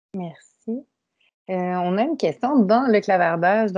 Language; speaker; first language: French; native; French